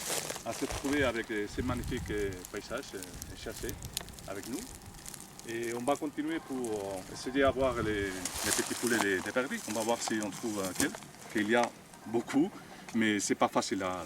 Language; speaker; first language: French; non-native, fluent; Spanish